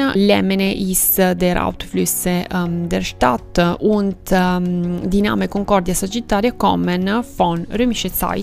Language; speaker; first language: German; non-native, fluent; Italian